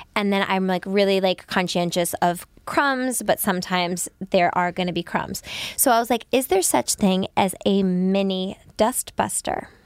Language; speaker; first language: English; native; English